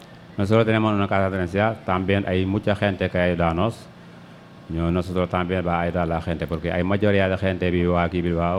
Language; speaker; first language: Spanish; non-native, learner; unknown